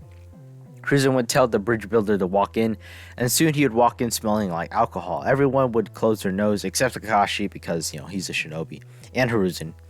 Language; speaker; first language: English; native; English